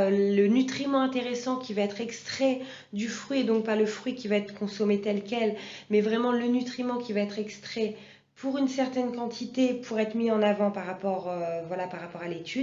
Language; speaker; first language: French; native; French